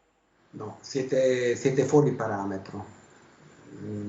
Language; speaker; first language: Italian; native; Italian